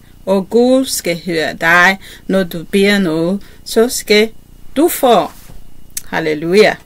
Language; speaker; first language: Danish; non-native, learner; Kinyarwanda